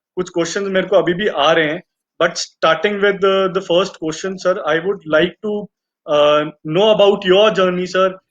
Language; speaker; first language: Hindi; native; Hindi